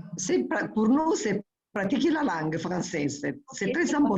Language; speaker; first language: French; non-native, fluent; Italian